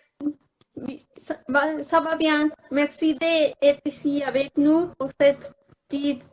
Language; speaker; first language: French; non-native, learner; Spanish